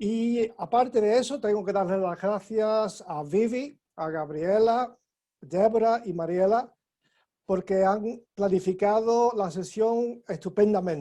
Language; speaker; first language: Spanish; non-native, fluent; English